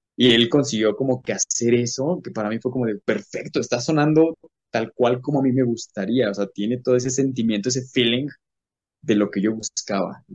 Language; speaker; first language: Spanish; native; Spanish